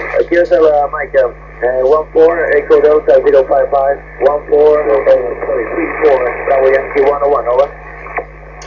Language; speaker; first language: English; non-native, learner; Spanish